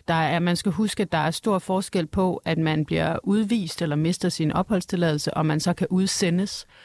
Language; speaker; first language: Danish; native; Danish